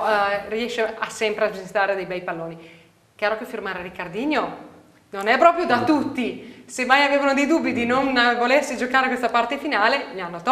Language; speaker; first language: Italian; native; Italian